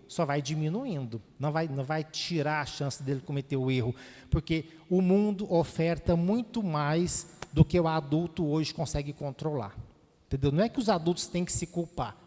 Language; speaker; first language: Portuguese; native; Portuguese